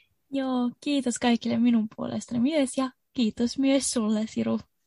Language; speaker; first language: Finnish; non-native, fluent; Swedish